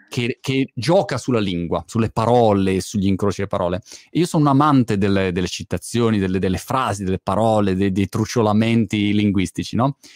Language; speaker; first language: Italian; native; Italian